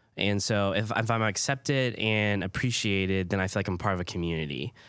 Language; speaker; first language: English; early bilingual, other home language; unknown